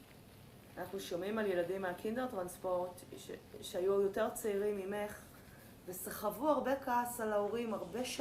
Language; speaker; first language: Hebrew; native; Hebrew